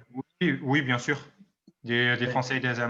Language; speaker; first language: French; non-native, fluent; German